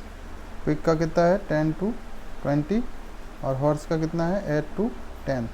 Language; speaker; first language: Hindi; native; Hindi